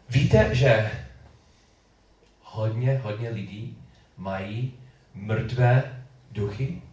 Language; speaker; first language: Czech; non-native, learner; English